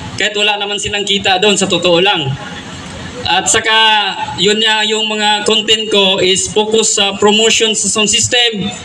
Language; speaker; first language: Filipino; non-native, local second language; Cebuano